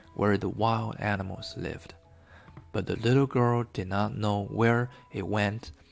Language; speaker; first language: English; non-native, fluent; Chinese